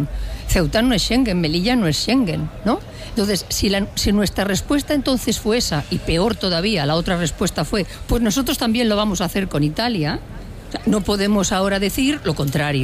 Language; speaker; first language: Spanish; native; Spanish